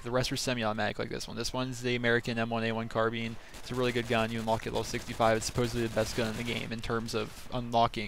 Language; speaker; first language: English; native; English